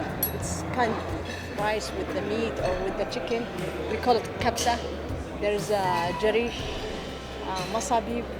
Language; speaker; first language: English; non-native, learner; Arabic